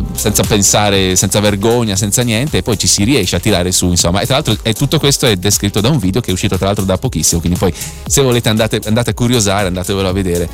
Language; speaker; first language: Italian; native; Italian